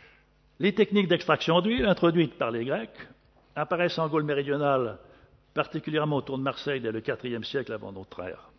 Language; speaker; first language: French; native; French